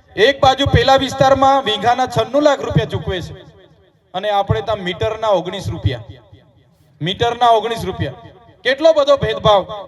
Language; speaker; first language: Gujarati; non-native, local second language; Vasavi